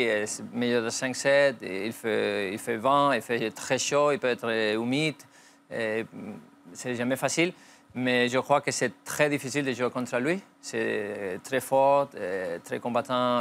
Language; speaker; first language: French; non-native, fluent; Spanish